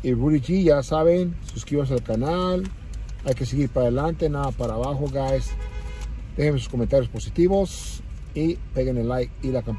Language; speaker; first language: Spanish; early bilingual, heritage; English